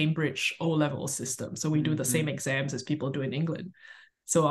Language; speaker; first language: English; native; English